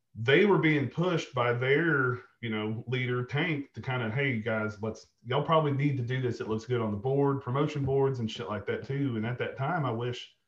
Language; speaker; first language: English; native; English